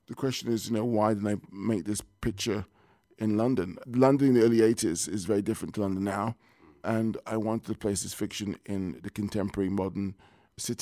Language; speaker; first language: English; native; English